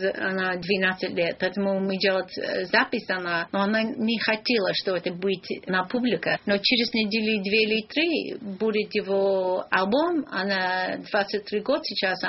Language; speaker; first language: Russian; non-native, learner; English